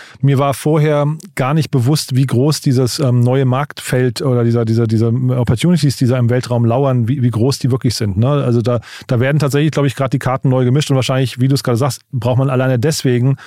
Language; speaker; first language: German; native; German